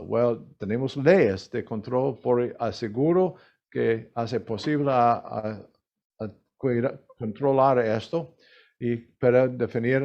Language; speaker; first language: Spanish; non-native, learner; English